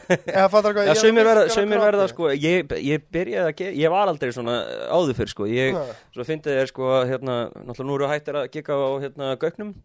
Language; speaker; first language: Icelandic; early bilingual, heritage; Icelandic